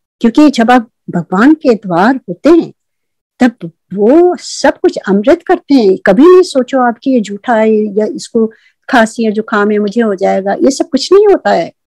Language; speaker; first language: Hindi; native; Hindi